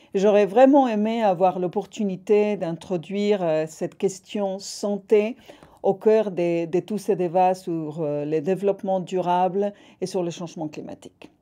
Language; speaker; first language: French; non-native, fluent; Spanish